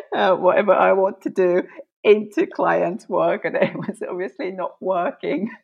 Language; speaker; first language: English; non-native, fluent; Japanese